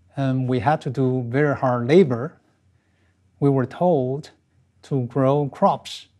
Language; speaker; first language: English; non-native, fluent; Chinese